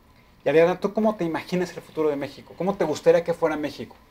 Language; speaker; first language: Spanish; native; Spanish